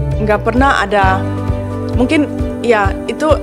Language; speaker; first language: Indonesian; non-native, fluent; German